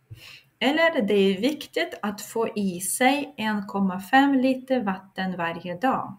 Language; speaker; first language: Swedish; non-native, fluent; Russian